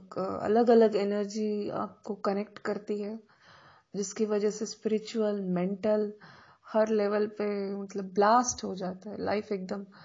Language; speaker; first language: Hindi; non-native, local second language; Marathi